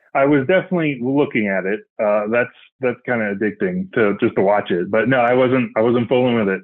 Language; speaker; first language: English; native; English